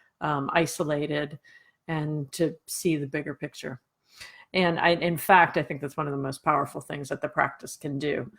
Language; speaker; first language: English; native; English